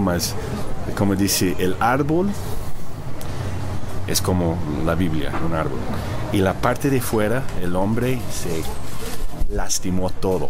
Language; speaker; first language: Spanish; early bilingual, heritage; Spanish